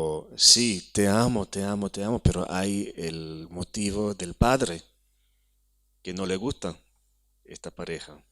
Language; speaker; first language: Spanish; non-native, fluent; Hebrew